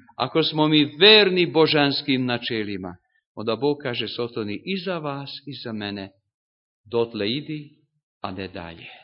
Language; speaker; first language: Serbian; non-native, local second language; Hungarian